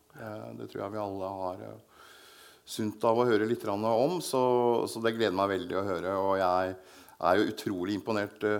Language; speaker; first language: Norwegian; native; Norwegian